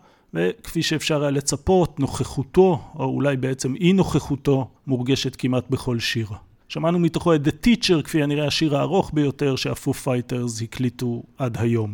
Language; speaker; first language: Hebrew; native; Hebrew